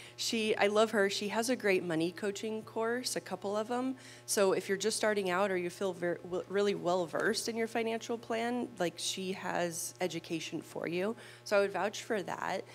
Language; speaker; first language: English; native; English